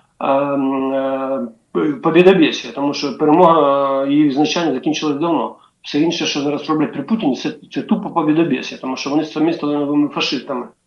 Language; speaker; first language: Ukrainian; native; Ukrainian